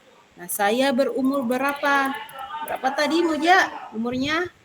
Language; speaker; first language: Indonesian; native; Indonesian